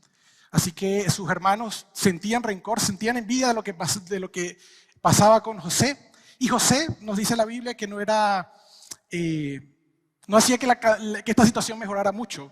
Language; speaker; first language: Spanish; native; Spanish